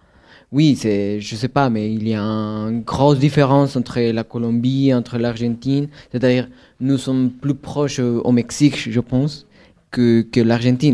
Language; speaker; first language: French; non-native, fluent; Spanish